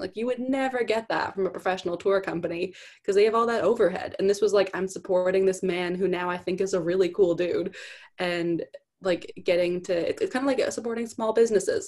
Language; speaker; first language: English; native; English